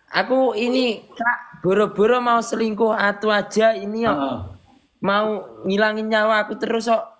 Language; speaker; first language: Indonesian; non-native, local second language; Javanese